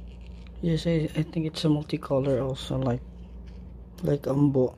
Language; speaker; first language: English; non-native, local second language; Filipino